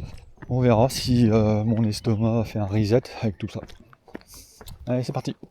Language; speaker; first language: French; native; French